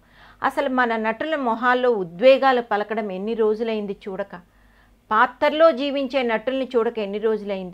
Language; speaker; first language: Telugu; native; Telugu